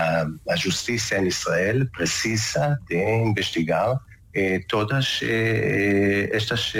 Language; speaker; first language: Portuguese; non-native, learner; Hebrew